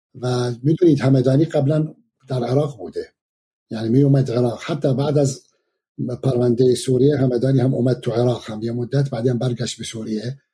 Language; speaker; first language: Persian; non-native, fluent; Arabic